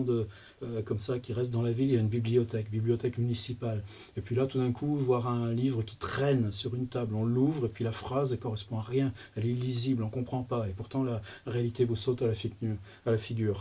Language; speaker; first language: French; native; French